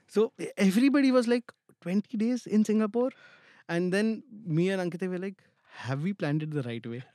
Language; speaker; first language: English; non-native, local second language; Hindi